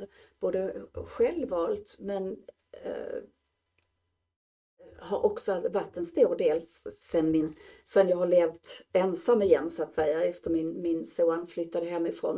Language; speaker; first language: Swedish; native; Swedish